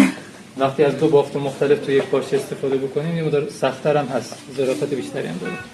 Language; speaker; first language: Persian; native; Persian